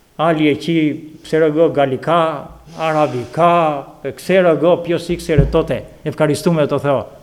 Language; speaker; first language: Greek; non-native, fluent; Albanian